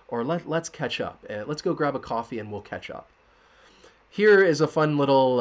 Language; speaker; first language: English; native; English